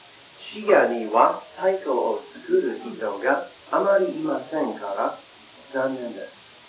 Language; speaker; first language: Japanese; non-native, learner; English